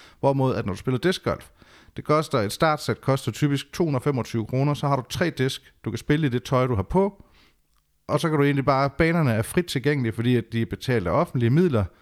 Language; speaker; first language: Danish; native; Danish